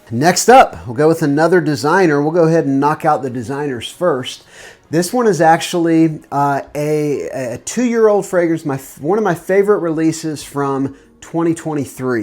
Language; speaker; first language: English; native; English